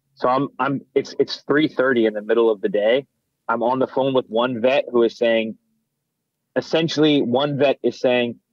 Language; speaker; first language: English; native; English